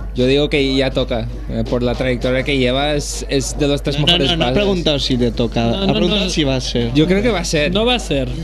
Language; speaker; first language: Spanish; native; Spanish